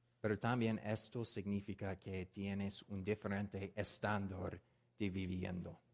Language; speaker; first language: Spanish; non-native, learner; English